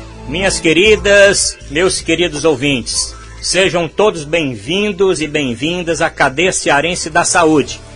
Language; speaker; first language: Portuguese; native; Portuguese